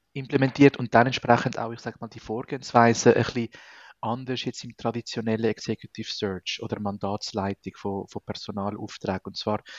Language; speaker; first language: German; non-native, fluent; Spanish